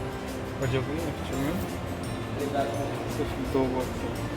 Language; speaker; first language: Hindi; native; Hindi